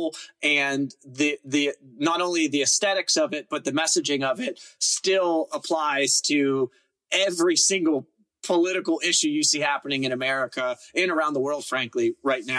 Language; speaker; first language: English; native; English